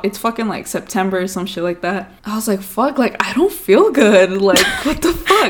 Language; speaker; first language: English; early bilingual, other home language; Spanish